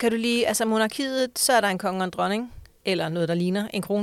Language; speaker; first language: Danish; native; Danish